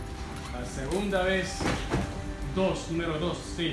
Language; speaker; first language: Spanish; non-native, fluent; Chinese